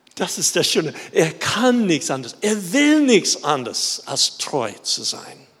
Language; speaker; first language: German; non-native, fluent; English